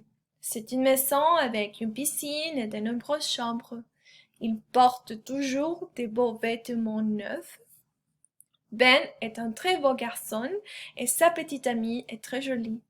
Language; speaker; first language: French; non-native, fluent; Spanish